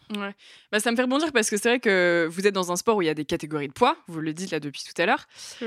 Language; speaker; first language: French; native; French